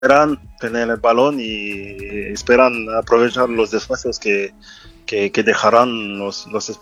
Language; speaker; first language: Spanish; non-native, fluent; French